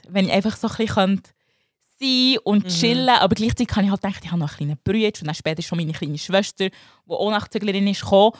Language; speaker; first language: German; early bilingual, other home language; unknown